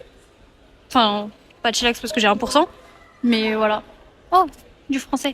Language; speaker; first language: French; native; French